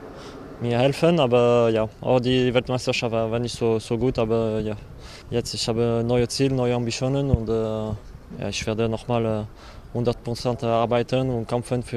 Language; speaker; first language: German; non-native, learner; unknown